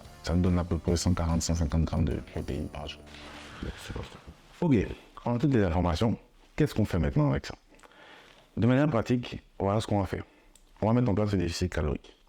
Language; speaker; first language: French; native; French